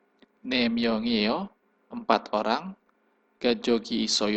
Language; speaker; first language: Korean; non-native, fluent; Indonesian